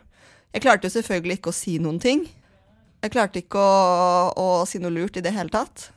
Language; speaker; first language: Norwegian; native; Norwegian